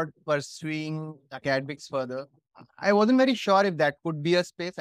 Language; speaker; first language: English; non-native, local second language; Hindi